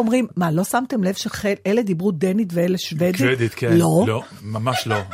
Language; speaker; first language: Hebrew; native; Hebrew